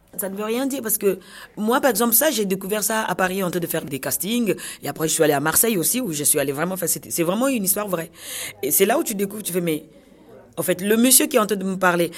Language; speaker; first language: French; non-native, local second language; Kongo